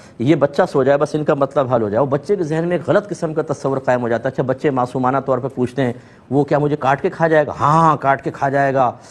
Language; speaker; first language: Urdu; native; Urdu